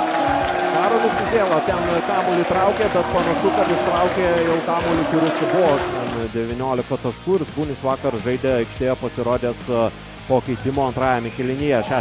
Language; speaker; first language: Lithuanian; native; Lithuanian